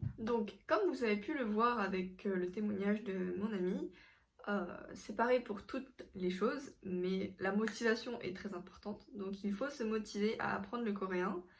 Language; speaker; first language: French; non-native, fluent; Korean